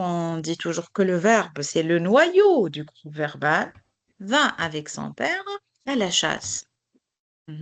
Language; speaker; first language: French; non-native, local second language; Arabic